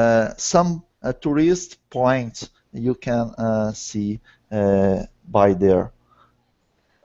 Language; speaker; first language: English; non-native, learner; Portuguese